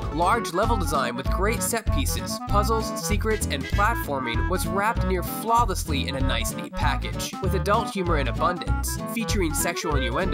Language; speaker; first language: English; native; English